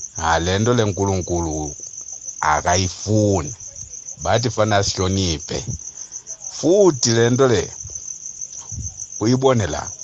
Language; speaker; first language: Zulu; non-native, fluent; Nyanja